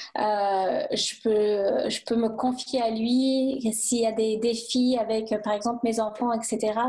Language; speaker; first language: French; native; French